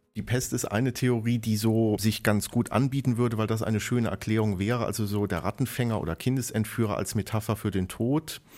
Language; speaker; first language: German; native; German